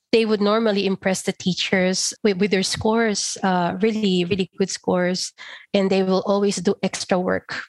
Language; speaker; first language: English; non-native, local second language; Filipino